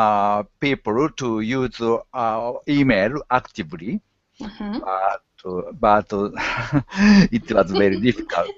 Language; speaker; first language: English; non-native, learner; Japanese